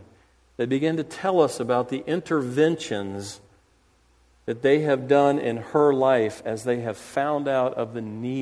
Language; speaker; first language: English; native; English